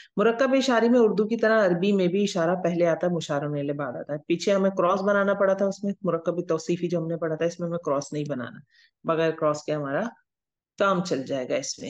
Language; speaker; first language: Urdu; native; Urdu